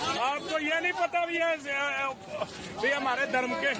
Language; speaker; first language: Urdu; non-native, local second language; Punjabi